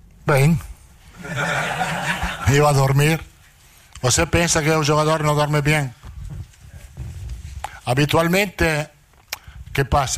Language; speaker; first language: Portuguese; non-native, learner; Italian